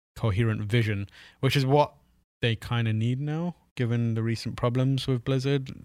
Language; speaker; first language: English; native; English